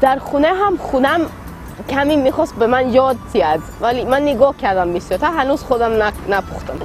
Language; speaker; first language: Persian; non-native, learner; Swedish